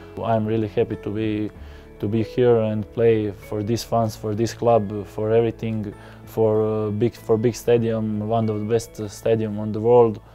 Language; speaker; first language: English; non-native, learner; Croatian